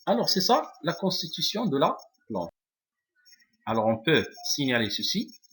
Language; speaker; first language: French; non-native, local second language; Arabic